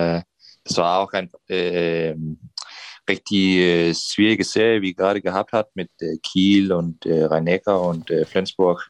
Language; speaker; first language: German; non-native, fluent; Danish